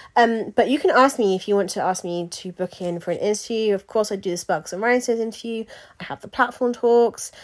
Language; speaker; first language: English; native; English